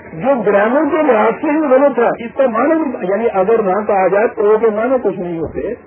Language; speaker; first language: Urdu; non-native, local second language; Punjabi